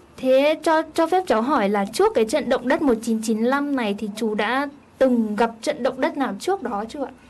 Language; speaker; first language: Vietnamese; native; Vietnamese